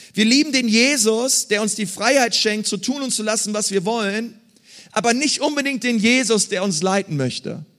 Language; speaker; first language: German; native; German